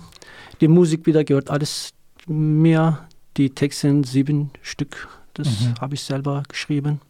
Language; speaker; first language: German; non-native, learner; Kurdish